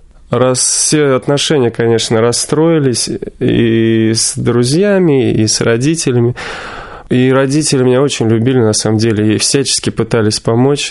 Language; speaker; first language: Russian; native; Russian